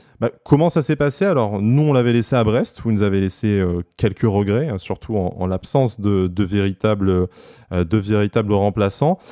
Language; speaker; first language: French; native; French